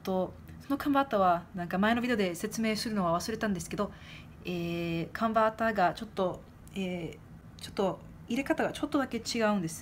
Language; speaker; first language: Japanese; non-native, fluent; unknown